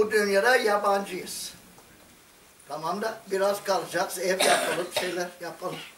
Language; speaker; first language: Turkish; non-native, fluent; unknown